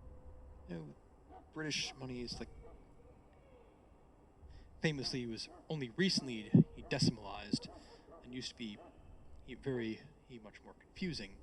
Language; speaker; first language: English; native; English